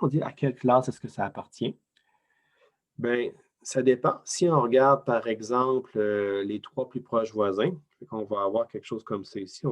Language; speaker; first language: French; native; French